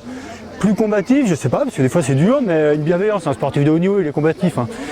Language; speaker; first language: French; native; French